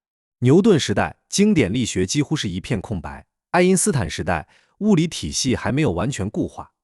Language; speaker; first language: Chinese; native; Chinese